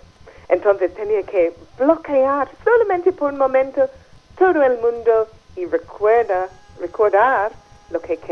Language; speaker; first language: Spanish; non-native, fluent; English